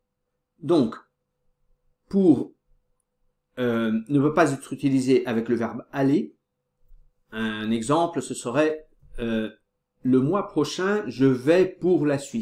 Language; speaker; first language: French; non-native, fluent; Portuguese